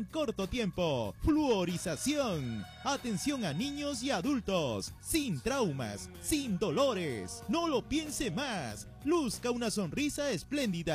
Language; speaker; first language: Spanish; native; Spanish